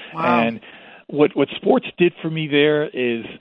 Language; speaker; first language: English; early bilingual, other home language; Spanish